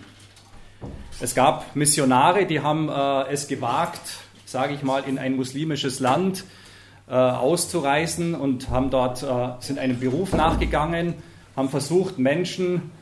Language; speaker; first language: German; native; German